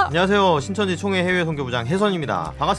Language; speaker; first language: Korean; native; Korean